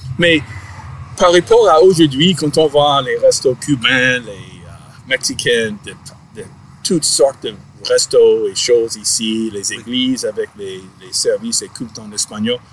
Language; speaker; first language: French; non-native, fluent; English